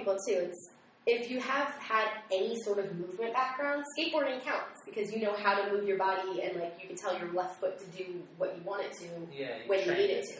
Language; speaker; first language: English; native; English